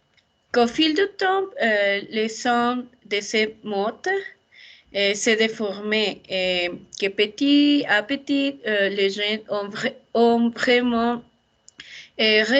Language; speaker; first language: French; non-native, learner; Spanish